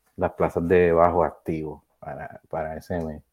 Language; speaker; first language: Spanish; native; Spanish